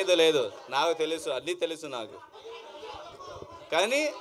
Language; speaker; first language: Telugu; non-native, learner; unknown